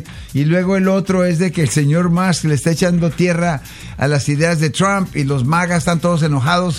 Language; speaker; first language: Spanish; native; Spanish